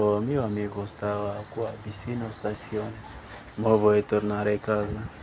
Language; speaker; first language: Italian; non-native, learner; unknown